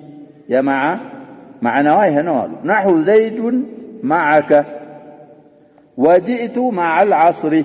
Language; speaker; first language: Arabic; non-native, fluent; Amharic